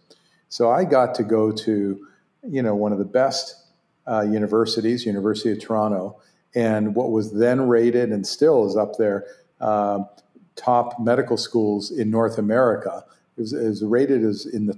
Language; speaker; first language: English; non-native, fluent; Hebrew